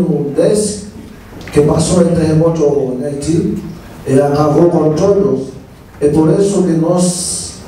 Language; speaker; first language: Portuguese; non-native, learner; Haitian Creole